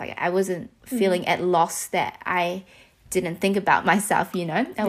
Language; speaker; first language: English; native; English